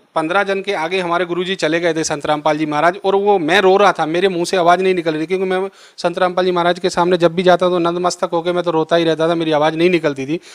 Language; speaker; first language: Hindi; native; Hindi